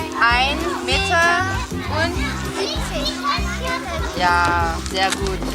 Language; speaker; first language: German; non-native, learner; French